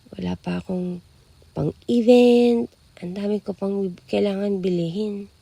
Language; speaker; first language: Filipino; native; Filipino